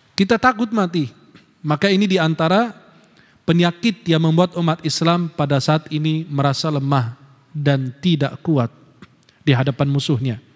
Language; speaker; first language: Indonesian; non-native, fluent; Arabic